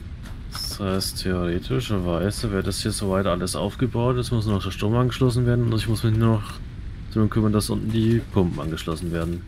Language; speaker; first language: German; native; German